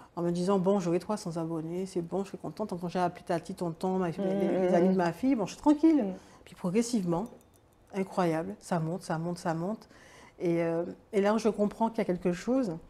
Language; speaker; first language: French; native; French